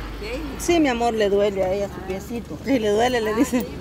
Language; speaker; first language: Spanish; native; Spanish